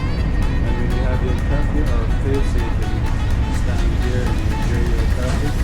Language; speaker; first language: English; non-native, fluent; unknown